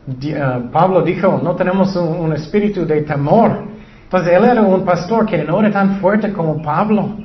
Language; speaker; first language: Spanish; non-native, learner; English